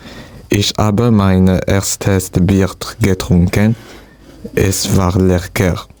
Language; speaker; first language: German; non-native, learner; French